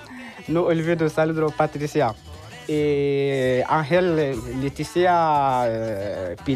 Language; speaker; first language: Spanish; non-native, learner; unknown